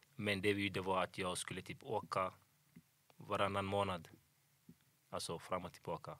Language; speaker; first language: Swedish; early bilingual, other home language; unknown